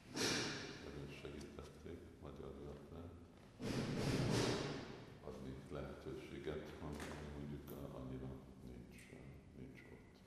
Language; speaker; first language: Hungarian; non-native, fluent; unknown